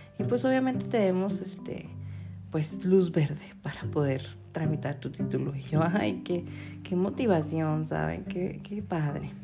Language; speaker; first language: Spanish; native; Spanish